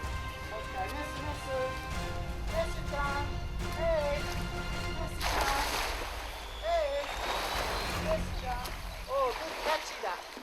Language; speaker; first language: Japanese; non-native, learner; English